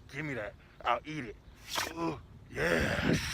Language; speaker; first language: English; native; English